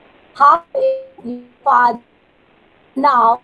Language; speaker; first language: English; non-native, learner; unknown